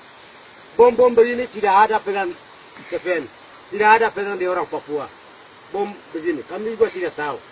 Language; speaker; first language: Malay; non-native, local second language; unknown